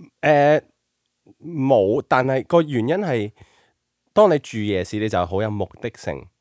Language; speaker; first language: Cantonese; early bilingual, heritage; Cantonese